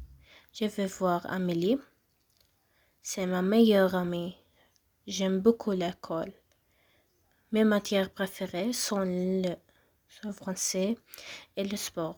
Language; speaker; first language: French; non-native, learner; Arabic